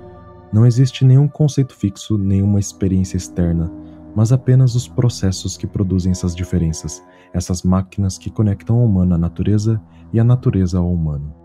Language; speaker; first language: Portuguese; native; Portuguese